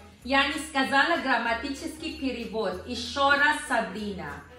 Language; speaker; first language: Russian; non-native, learner; Filipino